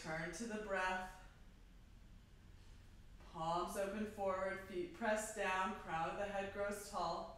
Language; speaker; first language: English; native; English